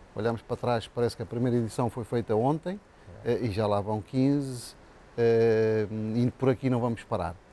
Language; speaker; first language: Portuguese; native; Portuguese